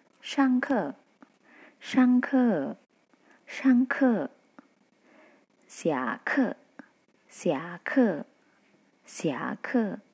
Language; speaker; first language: Chinese; non-native, fluent; Indonesian